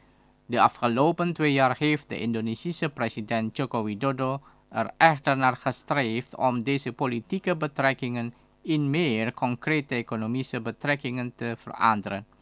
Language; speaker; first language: Dutch; non-native, learner; Indonesian